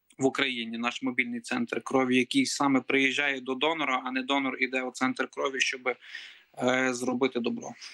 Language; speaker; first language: Ukrainian; native; Ukrainian